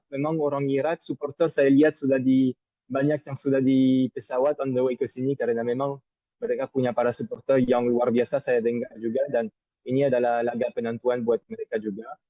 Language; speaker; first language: Indonesian; non-native, fluent; French